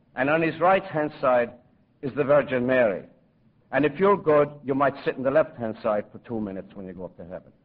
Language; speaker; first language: English; native; English